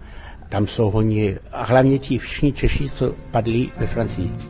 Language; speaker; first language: Czech; early bilingual, heritage; French